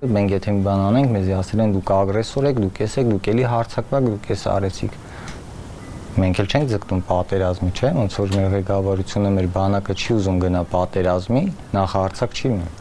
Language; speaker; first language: Armenian; native; Armenian